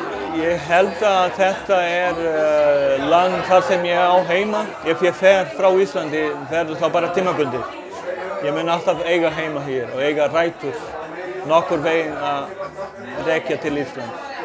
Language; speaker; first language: Icelandic; non-native, fluent; Portuguese